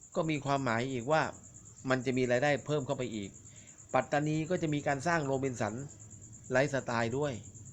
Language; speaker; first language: Thai; native; Thai